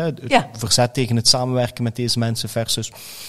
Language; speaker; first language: Dutch; native; Dutch